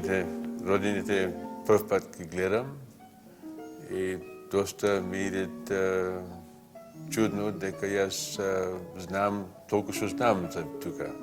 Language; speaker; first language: Macedonian; early bilingual, heritage; Macedonian